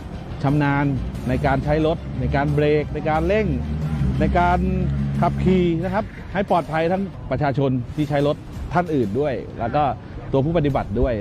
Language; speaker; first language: Thai; native; Thai